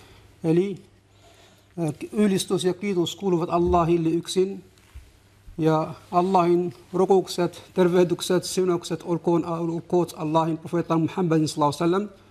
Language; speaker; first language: Finnish; non-native, fluent; Arabic